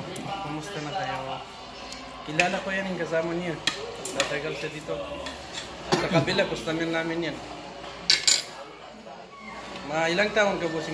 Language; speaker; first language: Filipino; non-native, learner; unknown